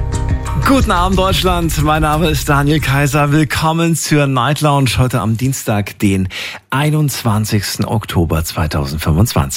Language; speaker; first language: German; native; German